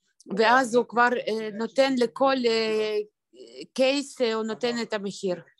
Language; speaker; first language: Hebrew; non-native, fluent; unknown